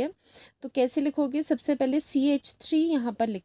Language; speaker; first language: Hindi; native; Hindi